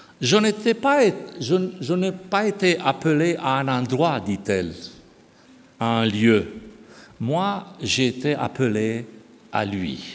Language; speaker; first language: French; non-native, fluent; Romanian